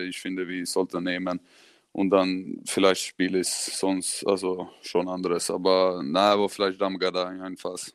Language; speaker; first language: German; non-native, learner; Swedish